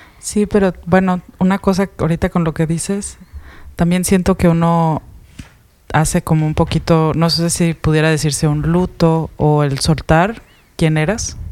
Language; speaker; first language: Spanish; early bilingual, heritage; Spanish